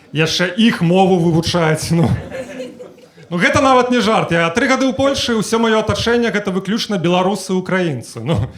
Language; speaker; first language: Belarusian; native; Belarusian